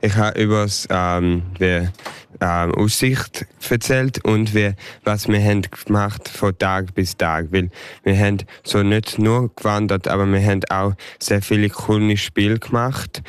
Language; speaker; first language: German; early bilingual, heritage; English